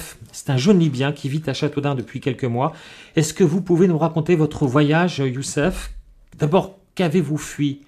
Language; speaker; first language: French; native; French